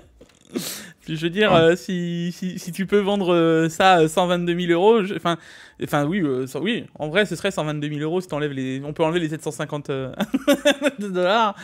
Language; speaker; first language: French; native; French